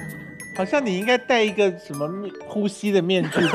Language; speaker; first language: Chinese; native; Chinese